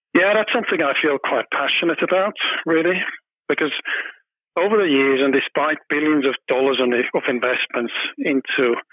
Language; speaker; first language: English; non-native, fluent; German